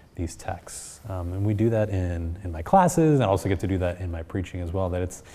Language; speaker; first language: English; early bilingual, other home language; Spanish